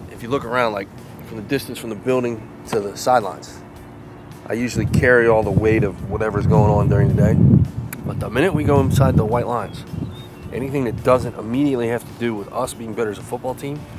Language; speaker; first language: English; native; English